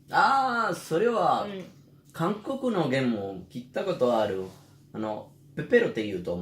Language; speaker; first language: Japanese; non-native, learner; Spanish